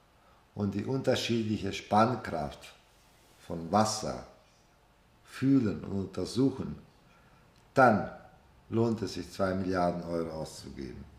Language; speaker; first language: German; non-native, fluent; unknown